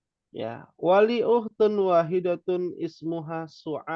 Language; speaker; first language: Arabic; non-native, fluent; Indonesian